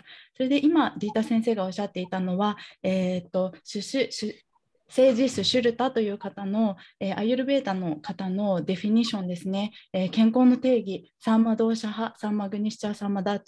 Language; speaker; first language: Japanese; native; Japanese